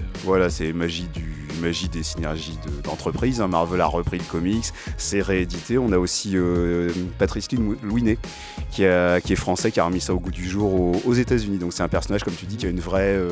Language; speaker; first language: French; native; French